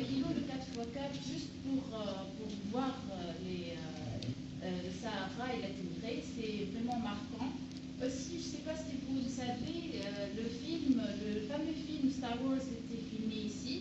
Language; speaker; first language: French; non-native, local second language; Arabic